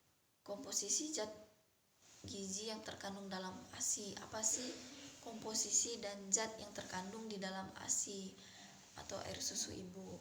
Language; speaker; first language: Indonesian; native; Indonesian